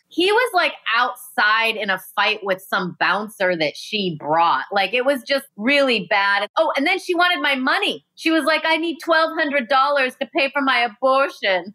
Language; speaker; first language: English; native; English